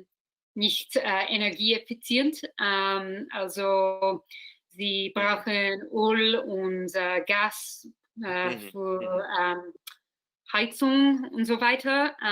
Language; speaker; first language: German; non-native, learner; English